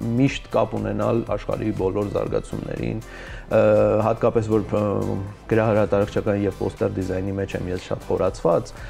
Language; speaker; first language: Armenian; early bilingual, heritage; Armenian